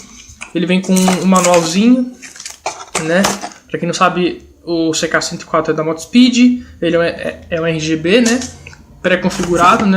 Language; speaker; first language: Portuguese; native; Portuguese